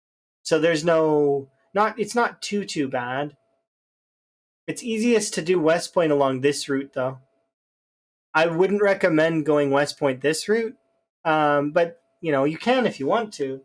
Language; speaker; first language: English; native; English